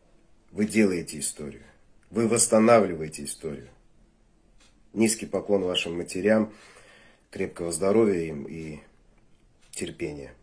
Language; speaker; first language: Russian; native; Russian